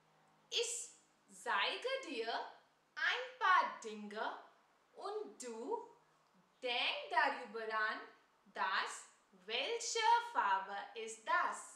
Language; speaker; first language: German; non-native, learner; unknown